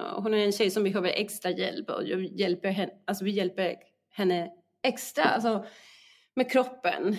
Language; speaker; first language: Swedish; non-native, fluent; Spanish